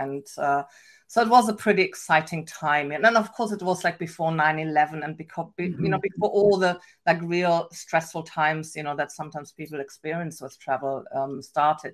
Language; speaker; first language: English; non-native, fluent; German